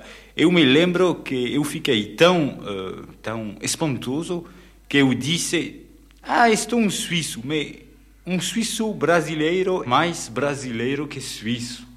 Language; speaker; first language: Portuguese; non-native, fluent; French